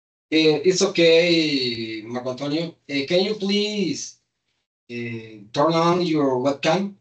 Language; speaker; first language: English; non-native, learner; Spanish